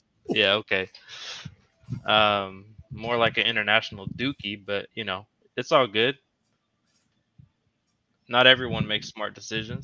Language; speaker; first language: English; native; English